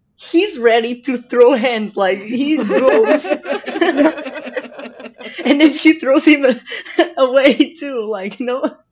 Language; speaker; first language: English; non-native, fluent; Portuguese